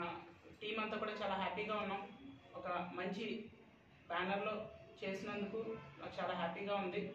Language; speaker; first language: Telugu; native; Telugu